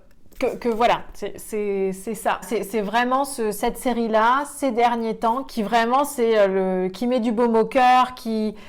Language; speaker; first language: French; native; French